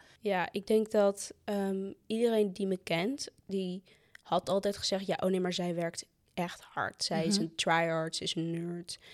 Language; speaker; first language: Dutch; native; Dutch